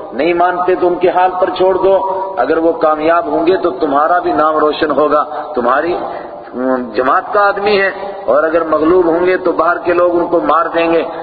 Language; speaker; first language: Urdu; non-native, local second language; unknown